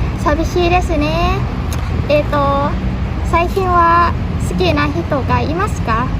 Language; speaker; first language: Japanese; non-native, learner; Thai